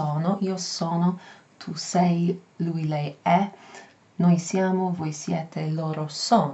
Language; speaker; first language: Italian; non-native, fluent; English